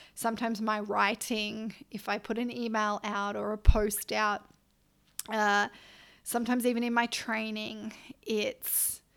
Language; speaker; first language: English; native; English